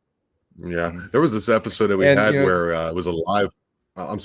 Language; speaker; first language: English; native; English